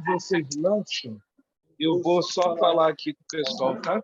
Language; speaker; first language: Portuguese; native; Portuguese